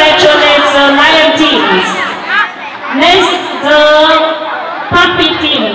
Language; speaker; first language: English; non-native, fluent; Vietnamese